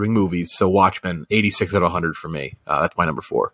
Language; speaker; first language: English; native; English